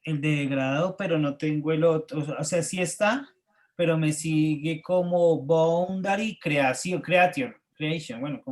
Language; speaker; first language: Spanish; native; Spanish